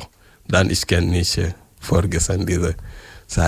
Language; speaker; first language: German; non-native, learner; French